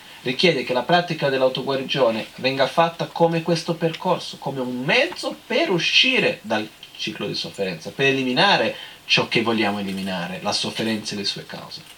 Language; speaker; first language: Italian; non-native, fluent; Portuguese